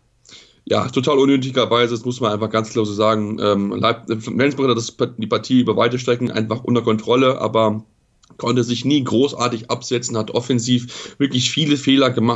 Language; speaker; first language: German; native; German